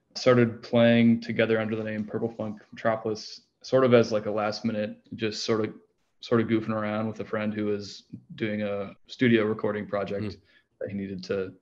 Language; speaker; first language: English; native; English